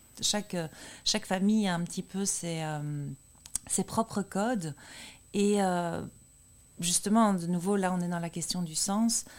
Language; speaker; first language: French; native; French